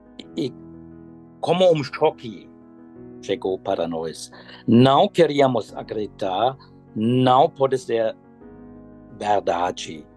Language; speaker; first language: Portuguese; non-native, fluent; German